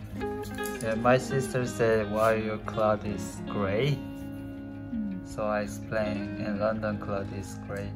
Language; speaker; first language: English; non-native, learner; Korean